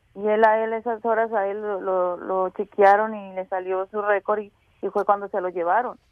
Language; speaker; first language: Spanish; native; Spanish